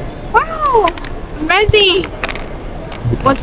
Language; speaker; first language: English; non-native, learner; Chinese